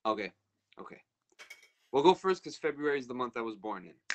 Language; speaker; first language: English; native; English